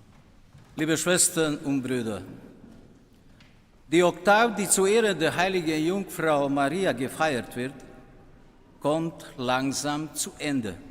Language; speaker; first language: German; non-native, fluent; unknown